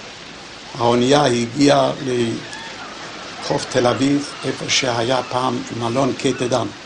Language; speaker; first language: Hebrew; non-native, fluent; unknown